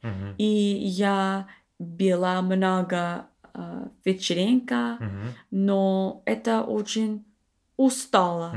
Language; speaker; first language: Russian; non-native, learner; English